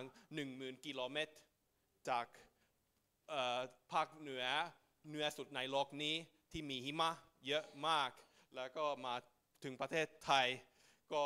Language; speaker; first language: Thai; non-native, fluent; Finnish